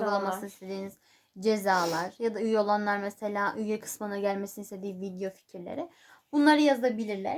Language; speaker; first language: Turkish; native; Turkish